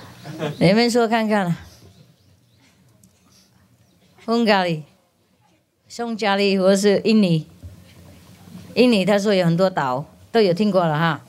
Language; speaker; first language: Chinese; non-native, fluent; Vietnamese